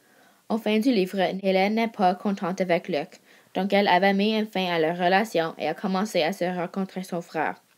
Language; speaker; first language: French; non-native, learner; English